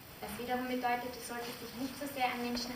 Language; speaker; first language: German; native; German